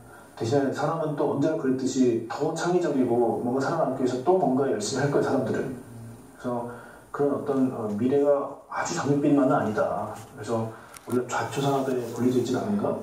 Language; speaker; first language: Korean; native; Korean